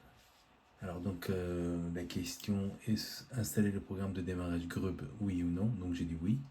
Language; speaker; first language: French; native; French